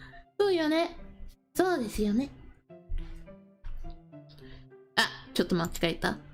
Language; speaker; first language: Japanese; non-native, learner; English